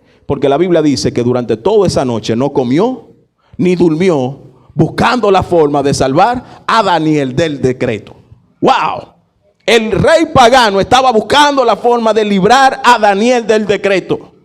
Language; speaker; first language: Spanish; native; Spanish